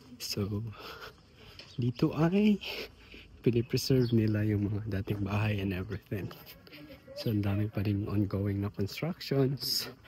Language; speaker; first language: Filipino; non-native, local second language; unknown